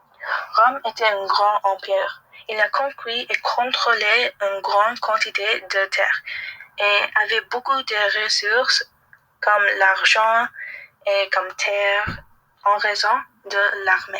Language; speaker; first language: French; non-native, learner; English